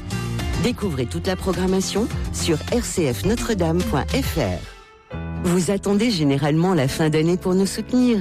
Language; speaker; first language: French; native; French